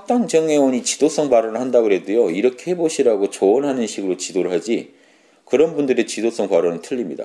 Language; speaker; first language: Korean; native; Korean